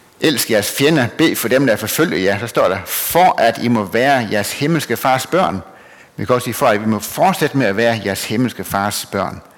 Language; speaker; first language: Danish; native; Danish